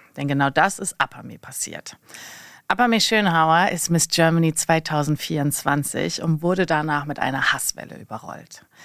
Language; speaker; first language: German; native; German